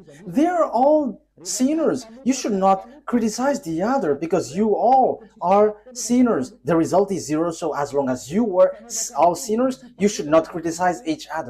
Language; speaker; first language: English; non-native, fluent; Malagasy